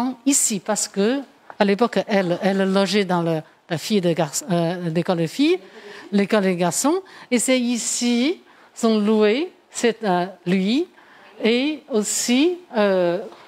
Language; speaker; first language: French; non-native, fluent; Chinese